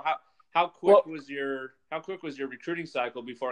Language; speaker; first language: English; native; English